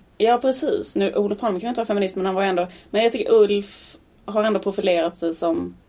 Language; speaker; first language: Swedish; native; Swedish